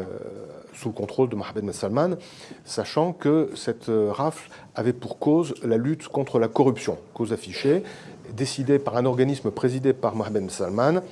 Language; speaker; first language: French; native; French